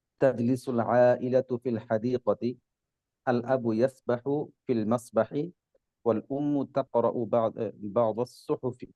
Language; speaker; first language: Arabic; non-native, learner; Bangla